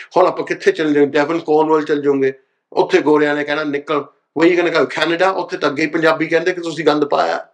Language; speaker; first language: Punjabi; early bilingual, heritage; Punjabi